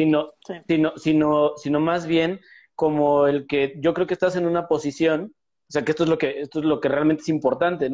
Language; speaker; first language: Spanish; native; Spanish